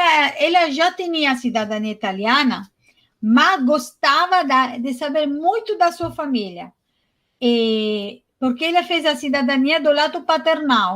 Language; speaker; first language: Portuguese; non-native, fluent; Italian